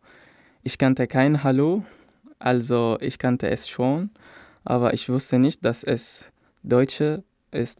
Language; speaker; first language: German; non-native, fluent; Arabic